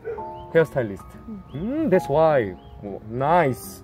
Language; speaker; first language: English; non-native, learner; Korean